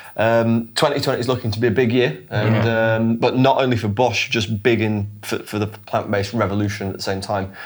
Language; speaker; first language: English; native; English